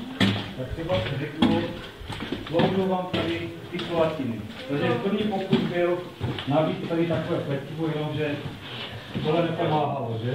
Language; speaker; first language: Czech; native; Czech